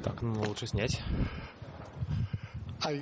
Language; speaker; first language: Russian; native; Russian